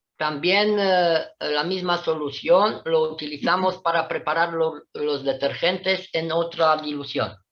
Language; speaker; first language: Spanish; non-native, fluent; Italian